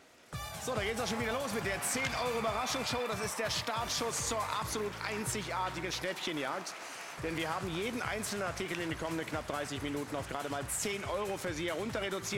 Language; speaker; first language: German; native; German